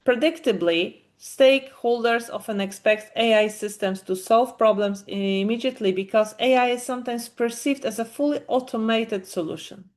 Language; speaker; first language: English; non-native, fluent; Polish